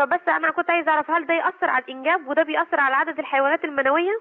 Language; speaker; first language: Arabic; native; Arabic